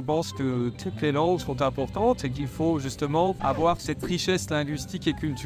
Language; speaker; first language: French; native; French